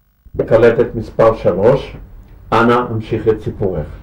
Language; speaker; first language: Hebrew; native; Hebrew